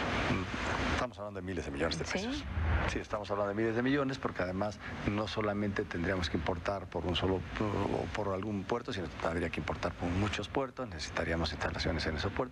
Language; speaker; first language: Spanish; native; Spanish